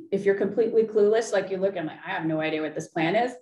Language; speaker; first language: English; native; English